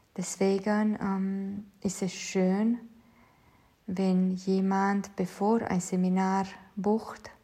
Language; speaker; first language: German; non-native, fluent; Romanian